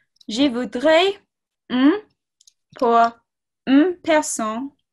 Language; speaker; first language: French; non-native, fluent; English